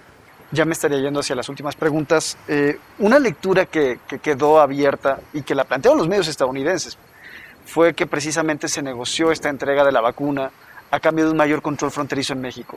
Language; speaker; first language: Spanish; native; Spanish